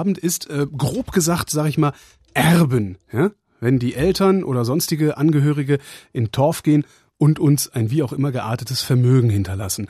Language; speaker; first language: German; native; German